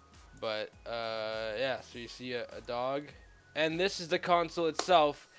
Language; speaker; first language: English; native; English